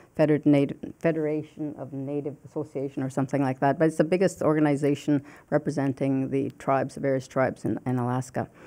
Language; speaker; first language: English; non-native, fluent; Cree